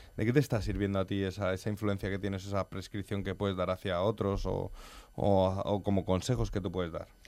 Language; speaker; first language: Spanish; native; Spanish